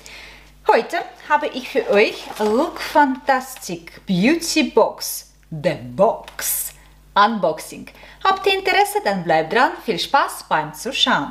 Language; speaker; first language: German; non-native, learner; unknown